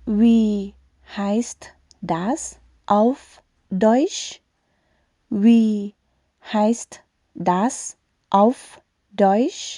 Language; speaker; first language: German; non-native, fluent; Thai